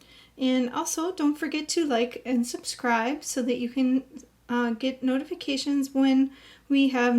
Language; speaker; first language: English; native; English